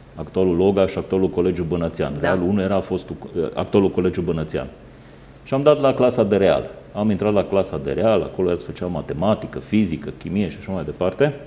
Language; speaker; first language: Romanian; native; Romanian